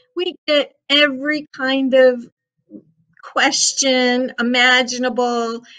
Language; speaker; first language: English; native; English